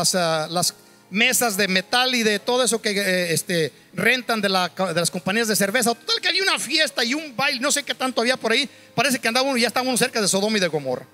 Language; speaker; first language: Spanish; native; Spanish